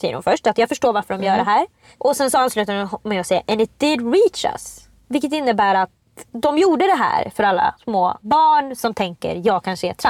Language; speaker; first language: Swedish; native; Swedish